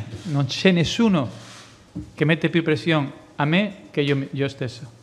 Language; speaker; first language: Italian; non-native, fluent; Spanish